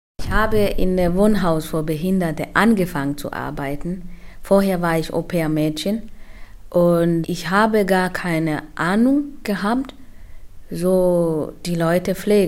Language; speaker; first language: German; non-native, learner; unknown